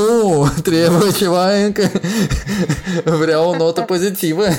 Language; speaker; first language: Romanian; non-native, local second language; Russian